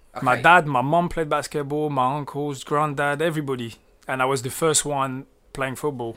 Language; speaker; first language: English; early bilingual, other home language; French